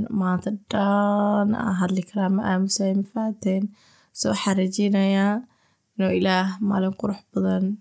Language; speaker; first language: Somali; early bilingual, heritage; Somali